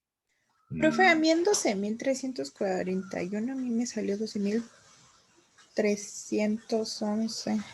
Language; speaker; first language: Spanish; native; Spanish